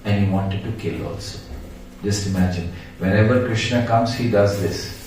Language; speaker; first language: English; non-native, local second language; Hindi